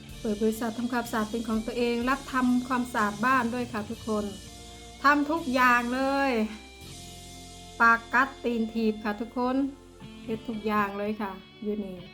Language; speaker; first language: Thai; non-native, local second language; Northeastern Thai